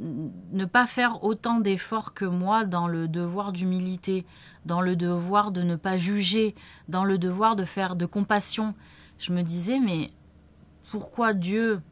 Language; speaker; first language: French; native; French